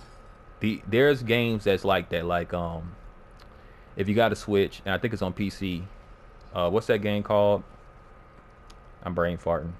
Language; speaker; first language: English; native; English